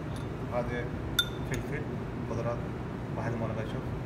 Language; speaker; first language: Arabic; non-native, learner; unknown